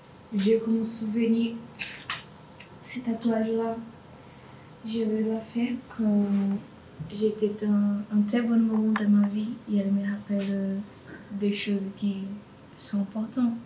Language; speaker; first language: French; non-native, learner; Portuguese